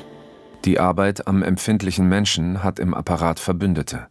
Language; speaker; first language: German; native; German